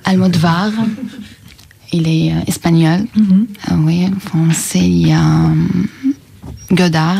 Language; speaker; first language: French; non-native, learner; Arabic